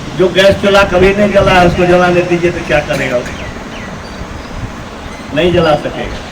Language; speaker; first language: Hindi; native; Hindi